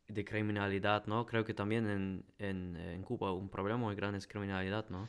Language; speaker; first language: Spanish; non-native, fluent; German